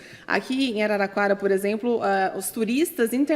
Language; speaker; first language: Portuguese; native; Portuguese